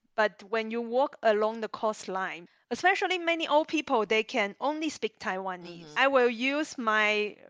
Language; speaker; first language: English; non-native, learner; Chinese